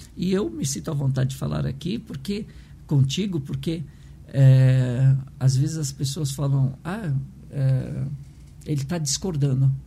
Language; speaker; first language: Portuguese; early bilingual, other home language; Arabic